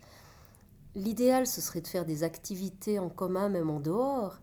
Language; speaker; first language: French; native; French